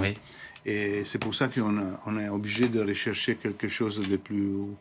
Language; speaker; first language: French; non-native, fluent; Italian